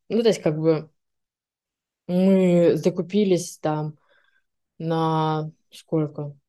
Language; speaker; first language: Russian; native; Russian